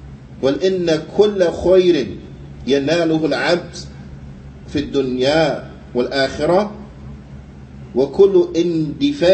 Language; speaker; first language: Arabic; non-native, fluent; English